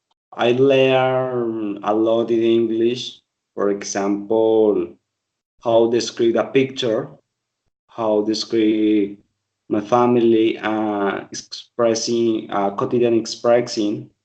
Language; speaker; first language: English; non-native, learner; Spanish